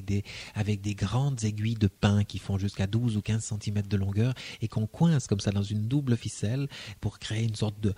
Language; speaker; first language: French; native; French